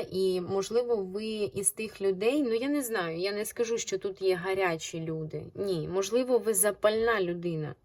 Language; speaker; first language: Ukrainian; non-native, local second language; Russian